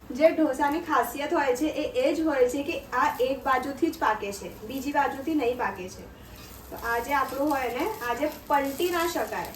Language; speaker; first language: Gujarati; non-native, local second language; Nepali